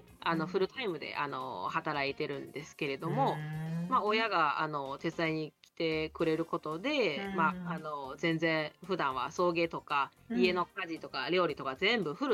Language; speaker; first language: Japanese; non-native, fluent; Chinese